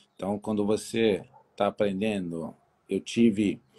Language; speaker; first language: Portuguese; native; Portuguese